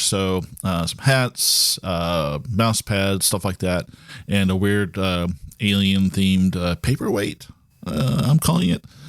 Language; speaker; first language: English; native; English